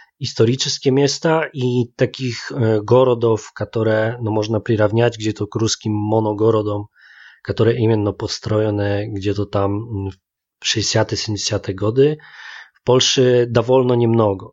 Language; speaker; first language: Polish; non-native, learner; Russian